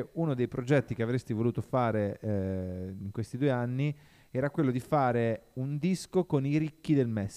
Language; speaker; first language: Italian; native; Italian